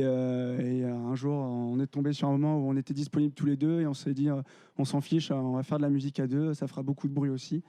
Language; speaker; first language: French; native; French